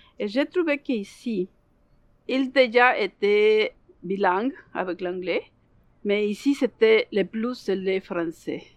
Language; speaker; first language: French; non-native, learner; Spanish